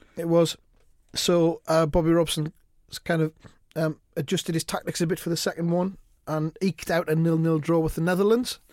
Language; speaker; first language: English; native; English